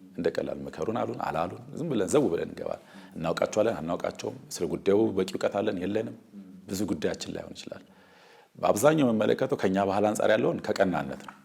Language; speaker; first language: Amharic; native; Amharic